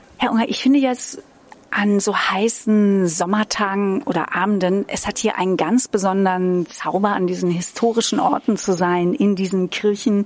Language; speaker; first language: German; native; German